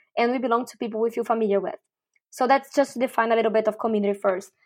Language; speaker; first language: English; non-native, fluent; Portuguese